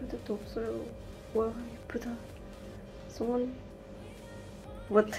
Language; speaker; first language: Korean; non-native, learner; Kazakh